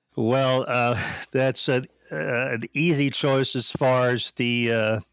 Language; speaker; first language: English; non-native, fluent; German